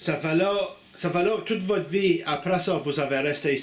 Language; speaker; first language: French; native; French